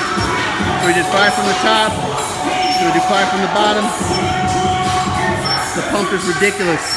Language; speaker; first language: English; native; English